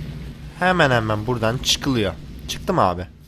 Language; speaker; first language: Turkish; native; Turkish